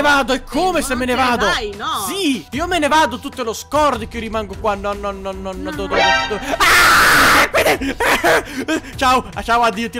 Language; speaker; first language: Italian; native; Italian